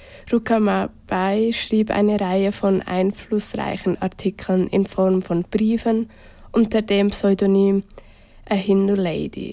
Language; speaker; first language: German; native; German